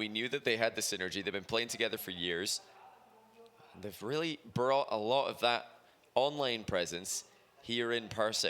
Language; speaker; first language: English; native; English